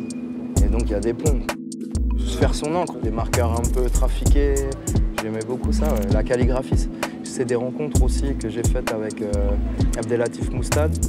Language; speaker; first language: French; native; French